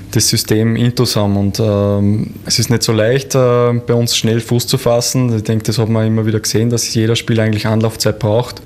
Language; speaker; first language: German; native; German